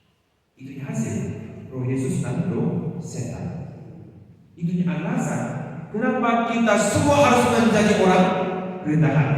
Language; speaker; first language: Indonesian; non-native, fluent; Korean